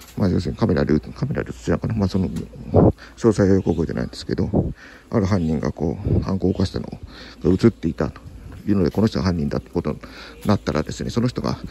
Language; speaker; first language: Japanese; native; Japanese